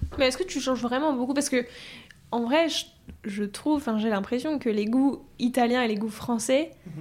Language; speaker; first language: French; native; French